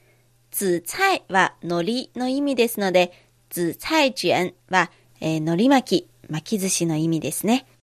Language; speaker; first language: Japanese; non-native, fluent; Chinese